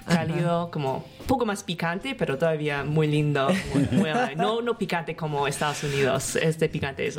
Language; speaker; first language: Spanish; non-native, learner; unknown